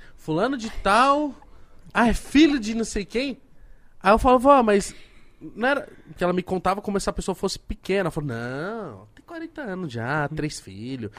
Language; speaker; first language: Portuguese; native; Portuguese